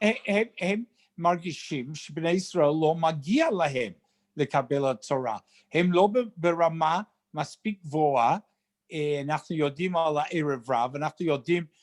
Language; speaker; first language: Hebrew; non-native, fluent; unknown